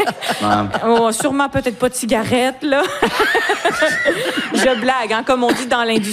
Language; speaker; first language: French; native; French